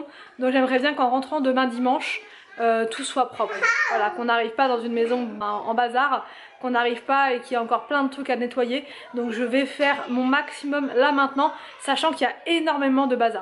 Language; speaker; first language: French; native; French